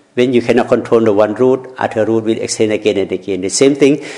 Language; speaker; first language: English; non-native, learner; Thai